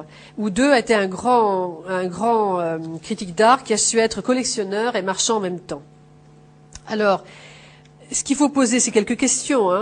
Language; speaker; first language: French; native; French